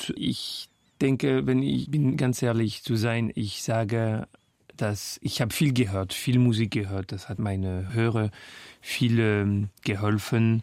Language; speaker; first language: German; non-native, fluent; French